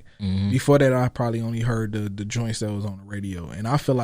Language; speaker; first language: English; native; English